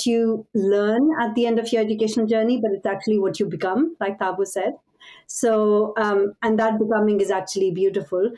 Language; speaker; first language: English; non-native, local second language; Pashto